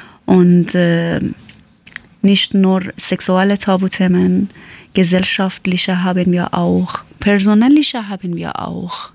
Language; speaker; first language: German; non-native, learner; Persian